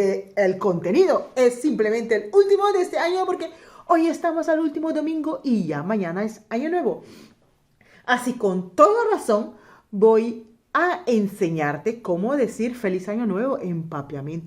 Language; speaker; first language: Spanish; non-native, local second language; Papiamento